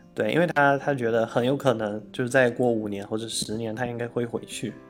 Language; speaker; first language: Chinese; non-native, fluent; Russian